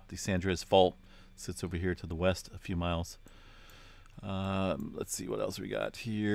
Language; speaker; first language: English; native; English